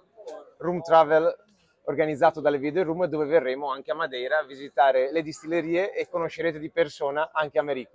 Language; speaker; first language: Italian; native; Italian